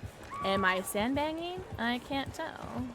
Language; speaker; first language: English; native; English